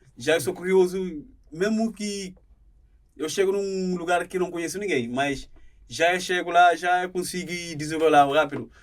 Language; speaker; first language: Portuguese; non-native, local second language; Kabuverdianu